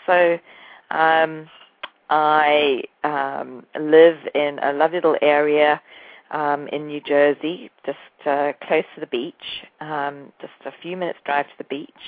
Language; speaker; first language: English; native; English